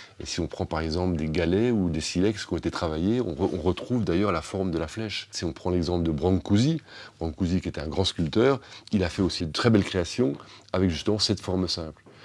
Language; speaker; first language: French; native; French